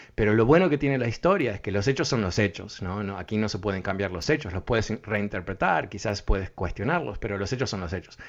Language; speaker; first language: Spanish; native; Spanish